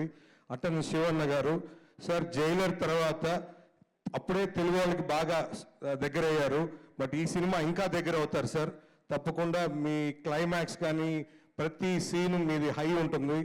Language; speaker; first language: Telugu; native; Telugu